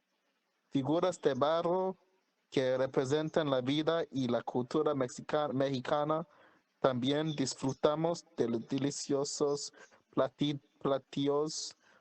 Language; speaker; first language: Spanish; non-native, learner; English